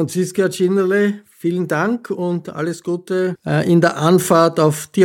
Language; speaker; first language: German; native; German